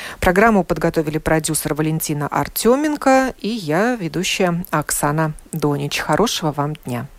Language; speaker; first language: Russian; native; Russian